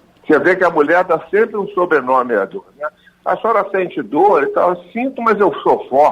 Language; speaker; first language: Portuguese; native; Portuguese